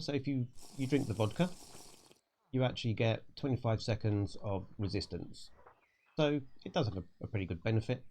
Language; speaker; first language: English; native; English